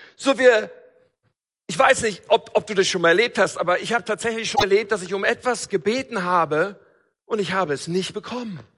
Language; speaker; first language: German; native; German